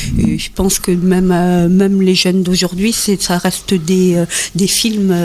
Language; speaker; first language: French; native; French